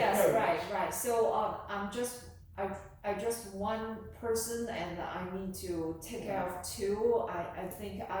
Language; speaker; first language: English; non-native, learner; Chinese